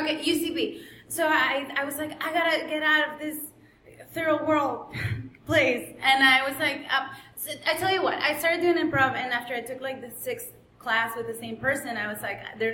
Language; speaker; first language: English; non-native, fluent; Spanish